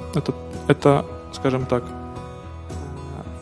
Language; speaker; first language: Russian; non-native, local second language; Ukrainian